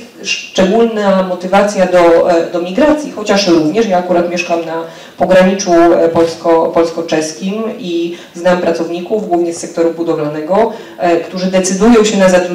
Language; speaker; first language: Polish; native; Polish